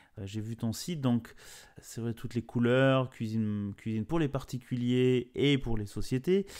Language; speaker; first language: French; native; French